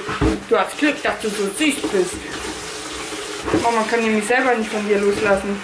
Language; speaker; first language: German; native; German